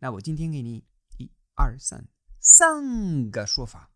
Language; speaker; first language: Chinese; non-native, fluent; Spanish